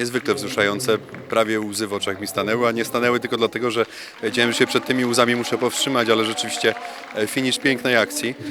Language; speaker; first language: Polish; native; Polish